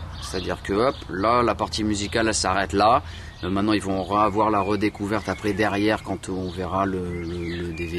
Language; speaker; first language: French; native; French